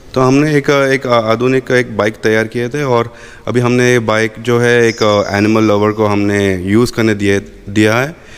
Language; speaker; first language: Hindi; non-native, local second language; Marathi